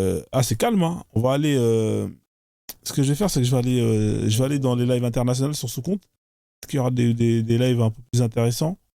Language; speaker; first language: French; native; French